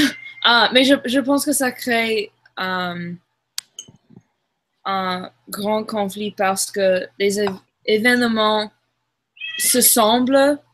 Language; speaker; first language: French; non-native, learner; English